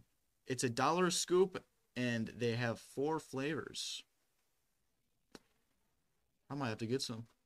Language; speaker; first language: English; native; English